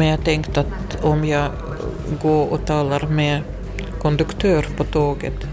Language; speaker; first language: Swedish; non-native, fluent; Russian